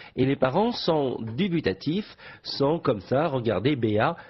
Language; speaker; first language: French; non-native, local second language; Arabic